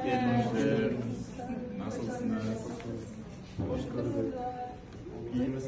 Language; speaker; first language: Turkish; non-native, learner; Kazakh